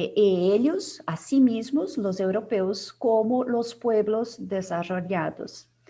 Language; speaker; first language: Spanish; non-native, fluent; Portuguese